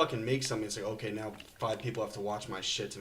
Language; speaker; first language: English; native; English